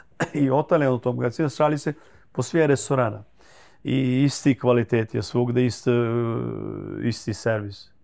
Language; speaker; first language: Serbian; early bilingual, heritage; Croatian